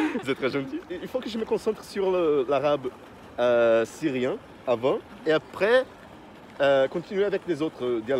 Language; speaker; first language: French; non-native, fluent; Portuguese